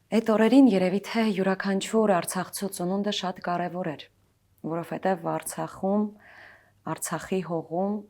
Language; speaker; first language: Armenian; native; Armenian